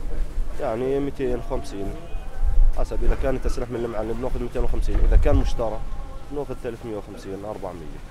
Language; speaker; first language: Arabic; native; Arabic